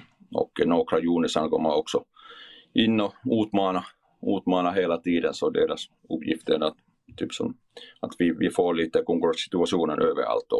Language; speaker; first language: Swedish; non-native, fluent; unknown